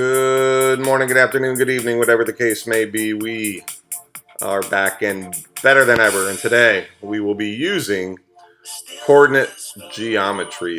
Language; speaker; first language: English; native; English